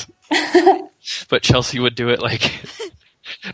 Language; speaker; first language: English; non-native, fluent; Spanish